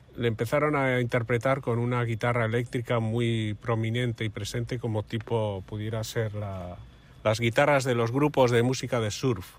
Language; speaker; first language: Spanish; native; Spanish